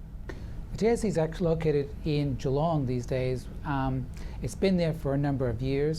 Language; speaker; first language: English; native; English